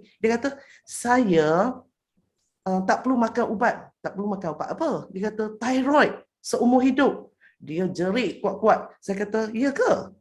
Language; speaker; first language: Malay; non-native, local second language; Chinese